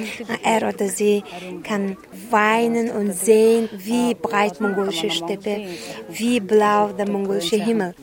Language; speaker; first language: German; non-native, learner; Mongolian